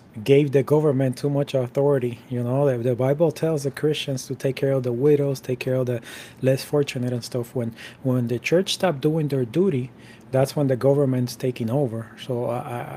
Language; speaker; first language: English; non-native, fluent; Spanish